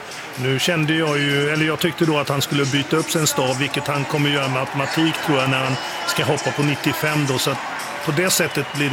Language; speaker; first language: Swedish; native; Swedish